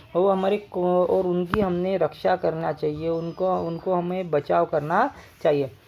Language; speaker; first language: Hindi; non-native, local second language; Marathi